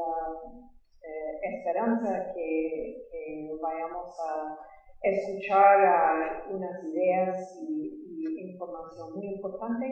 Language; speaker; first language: Spanish; non-native, fluent; English